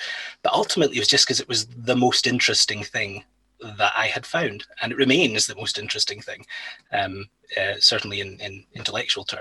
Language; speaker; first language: English; native; English